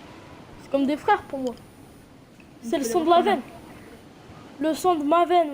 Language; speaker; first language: French; native; French